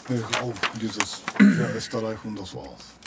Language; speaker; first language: German; non-native, learner; Czech